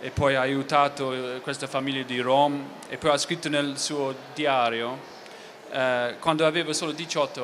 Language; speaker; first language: Italian; non-native, fluent; English